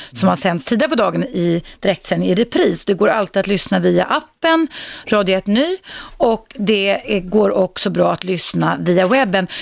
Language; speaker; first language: Swedish; native; Swedish